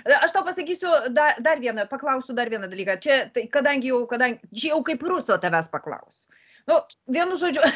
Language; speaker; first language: Lithuanian; native; Lithuanian